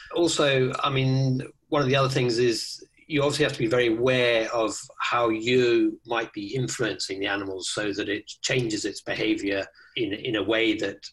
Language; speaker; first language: English; native; English